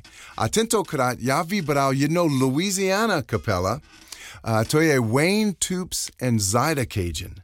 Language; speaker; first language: Czech; non-native, fluent; English